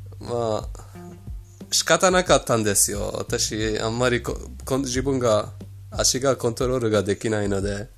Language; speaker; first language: Japanese; non-native, fluent; Persian